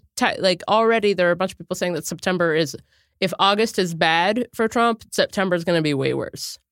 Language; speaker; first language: English; native; English